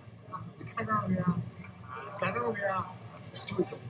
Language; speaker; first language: Chinese; native; Chinese